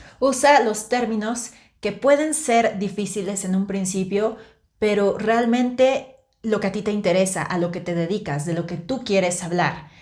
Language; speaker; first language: Spanish; native; Spanish